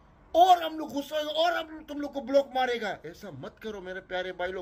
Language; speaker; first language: Hindi; non-native, learner; Arabic